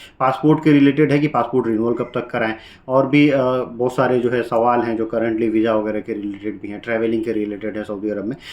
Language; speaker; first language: Hindi; native; Hindi